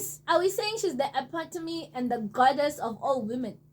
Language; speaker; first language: English; non-native, local second language; Zulu